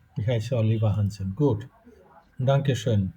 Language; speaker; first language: German; non-native, fluent; Bangla